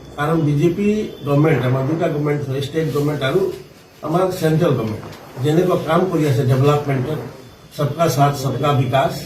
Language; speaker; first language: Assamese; non-native, local second language; Bangla